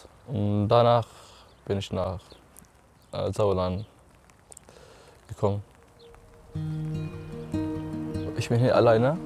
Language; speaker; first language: German; non-native, learner; Arabic